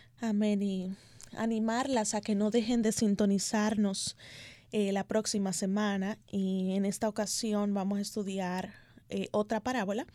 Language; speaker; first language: Spanish; native; Spanish